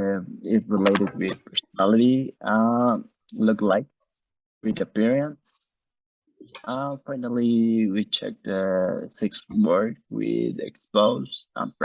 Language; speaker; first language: English; non-native, learner; Spanish